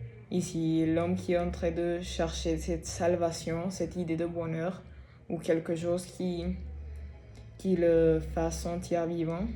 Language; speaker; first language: French; non-native, fluent; Spanish